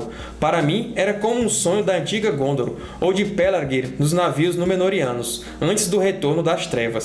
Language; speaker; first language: Portuguese; native; Portuguese